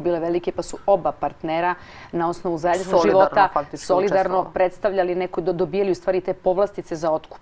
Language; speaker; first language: Croatian; native; Croatian